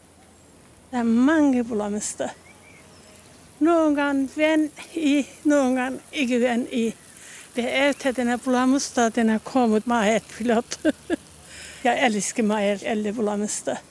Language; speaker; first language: Danish; non-native, learner; Turkish